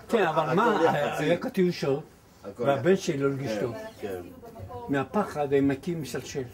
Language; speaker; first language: Hebrew; non-native, fluent; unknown